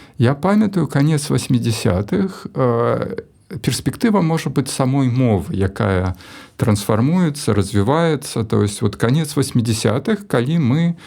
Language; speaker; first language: Belarusian; non-native, local second language; Russian